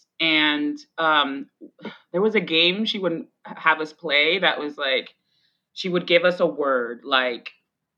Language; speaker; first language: English; early bilingual, other home language; Spanish